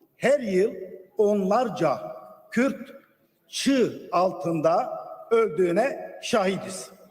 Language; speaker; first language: Turkish; non-native, local second language; Kurdish